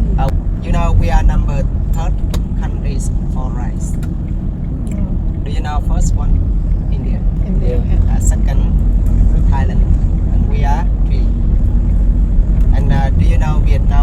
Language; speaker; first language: English; non-native, learner; Vietnamese